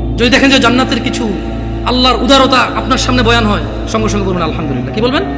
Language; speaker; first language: Bangla; early bilingual, heritage; Bangla